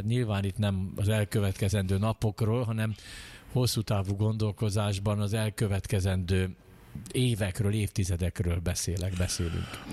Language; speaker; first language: Hungarian; native; Hungarian